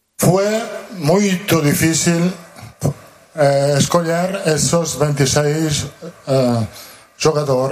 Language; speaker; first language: Portuguese; non-native, learner; Italian